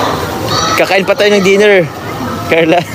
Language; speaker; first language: Filipino; native; Filipino